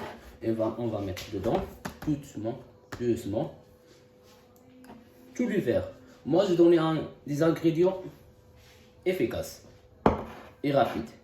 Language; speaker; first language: French; non-native, local second language; Arabic